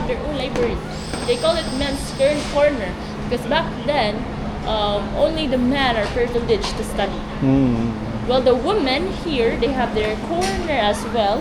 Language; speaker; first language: English; non-native, local second language; Filipino